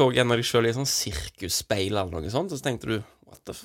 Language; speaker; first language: Norwegian; native; Norwegian